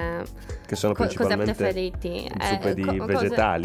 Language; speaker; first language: Italian; native; Italian